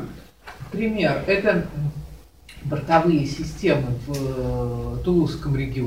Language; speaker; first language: Russian; native; Russian